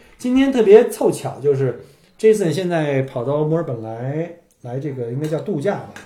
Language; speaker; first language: Chinese; native; Chinese